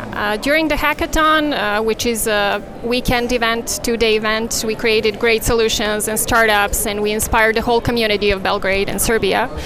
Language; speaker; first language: English; non-native, fluent; Serbian